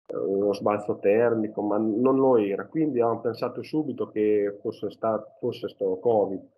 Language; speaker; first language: Italian; native; Italian